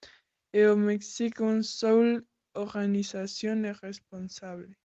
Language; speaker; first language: French; non-native, learner; Spanish